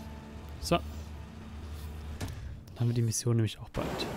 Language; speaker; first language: German; native; German